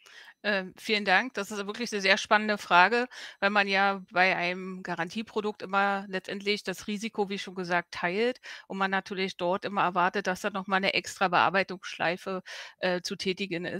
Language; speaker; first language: German; native; German